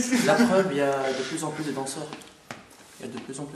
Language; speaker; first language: French; non-native, local second language; Arabic